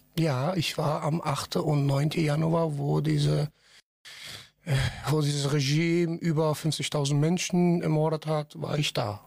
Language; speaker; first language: German; non-native, fluent; Persian